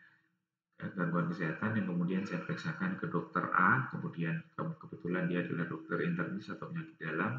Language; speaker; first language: Indonesian; native; Indonesian